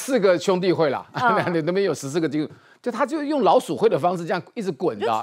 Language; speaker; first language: Chinese; native; Chinese